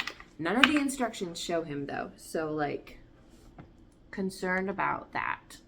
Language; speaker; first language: English; native; English